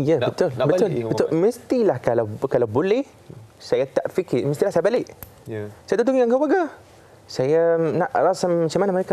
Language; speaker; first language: Indonesian; non-native, fluent; Arabic